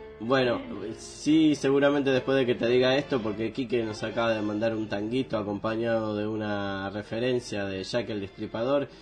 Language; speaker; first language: Spanish; native; Spanish